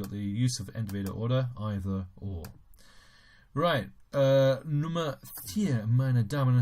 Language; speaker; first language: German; non-native, fluent; English